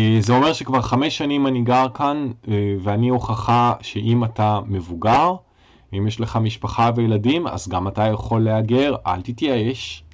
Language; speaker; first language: Hebrew; native; Hebrew